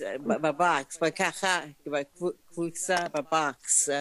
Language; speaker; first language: Hebrew; non-native, learner; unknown